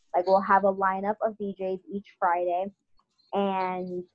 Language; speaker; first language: English; native; English